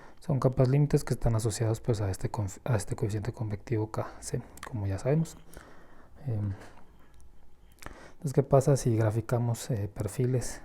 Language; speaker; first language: Spanish; native; Spanish